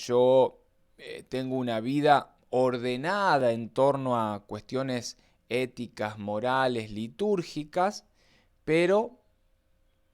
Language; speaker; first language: Spanish; native; Spanish